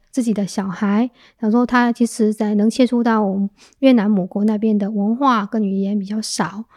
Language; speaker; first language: Chinese; non-native, fluent; Vietnamese